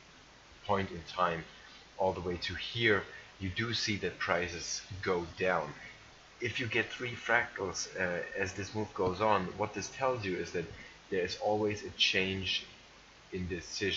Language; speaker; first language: English; non-native, fluent; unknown